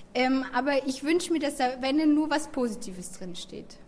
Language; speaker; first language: German; native; German